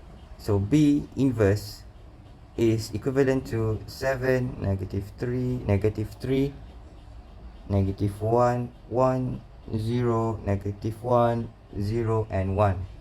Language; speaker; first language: English; non-native, local second language; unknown